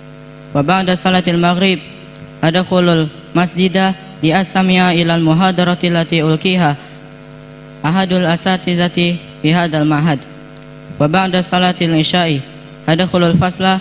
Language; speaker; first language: Arabic; non-native, learner; Indonesian